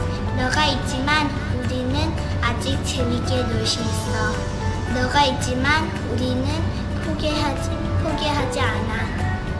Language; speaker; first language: Korean; early bilingual, heritage; Korean